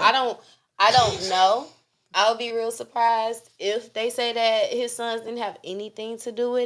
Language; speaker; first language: English; native; English